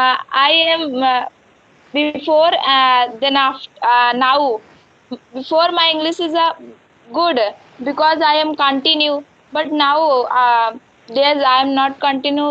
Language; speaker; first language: English; non-native, learner; Hindi